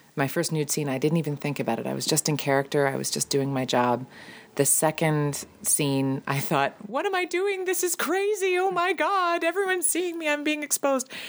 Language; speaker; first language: English; native; English